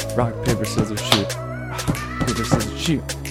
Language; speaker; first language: English; native; English